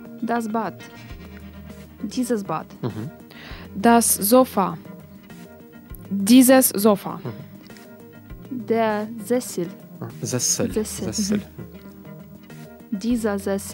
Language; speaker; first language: German; non-native, learner; Russian